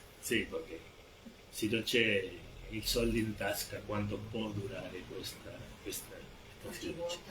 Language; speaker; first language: Italian; non-native, fluent; Spanish